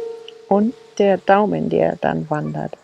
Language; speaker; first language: German; native; German